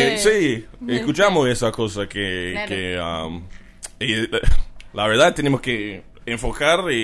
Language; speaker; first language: Spanish; non-native, learner; English